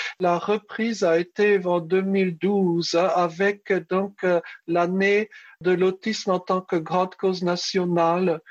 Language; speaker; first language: French; early bilingual, other home language; Czech